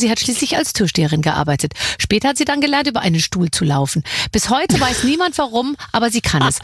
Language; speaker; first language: German; native; German